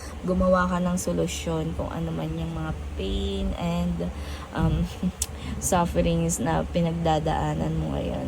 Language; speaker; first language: Filipino; native; Filipino